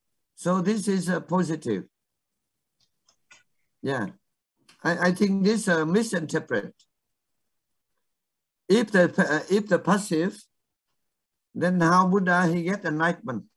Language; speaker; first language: English; non-native, fluent; Vietnamese